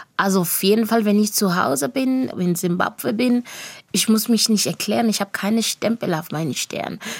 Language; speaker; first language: German; non-native, fluent; Shona